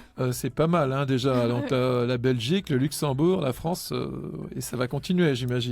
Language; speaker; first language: French; native; French